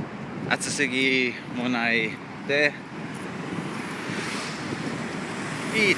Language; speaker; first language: Japanese; non-native, learner; English